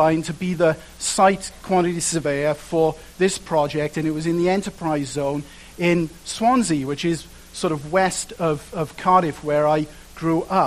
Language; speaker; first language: English; native; English